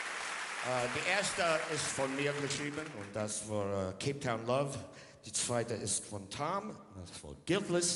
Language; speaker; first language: German; non-native, learner; English